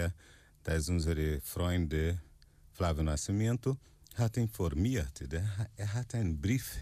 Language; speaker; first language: German; non-native, fluent; Portuguese